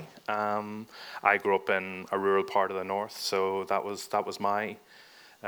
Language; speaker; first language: English; native; English